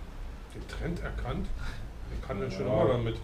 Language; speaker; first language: German; native; German